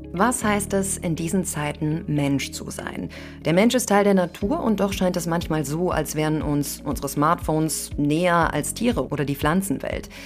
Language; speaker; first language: German; native; German